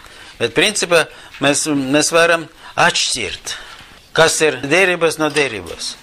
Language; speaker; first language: Latvian; non-native, local second language; Russian